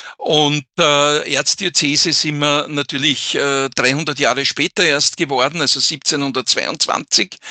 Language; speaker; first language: German; native; German